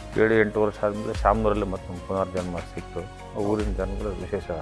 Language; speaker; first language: Kannada; native; Kannada